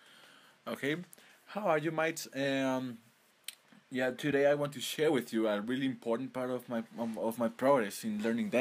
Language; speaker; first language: English; non-native, fluent; Spanish